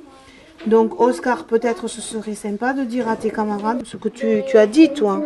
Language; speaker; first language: French; native; French